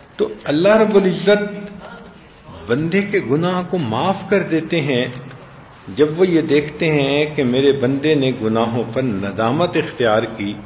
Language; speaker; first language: Urdu; non-native, local second language; Punjabi